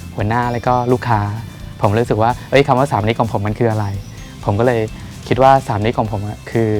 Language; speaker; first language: Thai; native; Thai